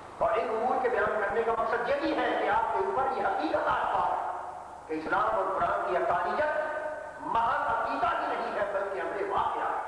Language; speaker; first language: Urdu; non-native, local second language; Punjabi